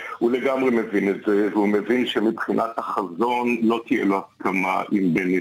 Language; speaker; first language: Hebrew; native; Hebrew